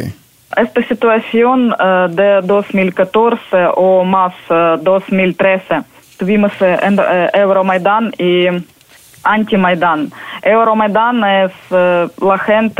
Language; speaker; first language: Spanish; non-native, learner; Ukrainian